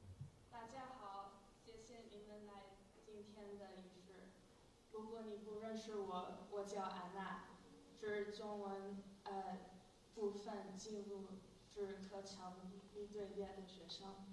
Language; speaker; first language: Chinese; non-native, fluent; English